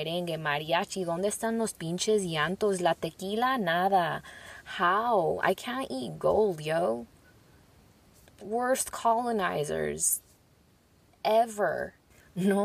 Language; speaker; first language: English; early bilingual, other home language; Spanish